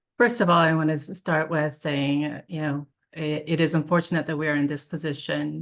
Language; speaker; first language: English; early bilingual, other home language; Korean